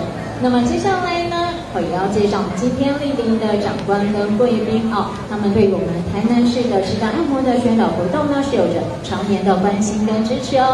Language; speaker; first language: Chinese; native; Chinese